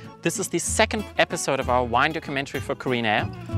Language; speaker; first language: English; non-native, fluent; German